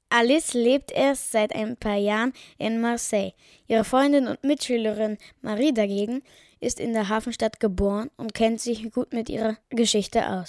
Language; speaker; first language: German; native; German